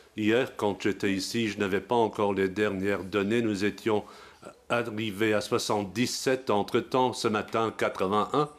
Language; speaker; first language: French; non-native, local second language; Luxembourgish